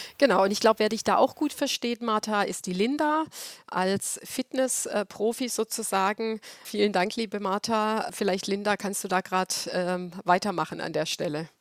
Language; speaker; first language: German; native; German